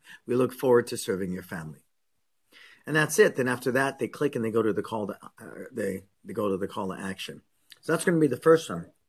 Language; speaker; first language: English; native; English